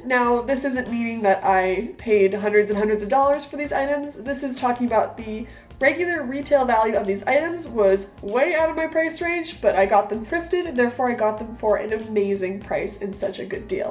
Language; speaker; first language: English; native; English